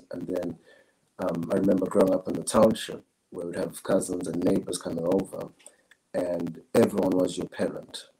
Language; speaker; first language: English; non-native, local second language; Zulu